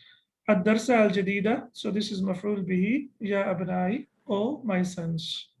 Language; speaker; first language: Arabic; non-native, fluent; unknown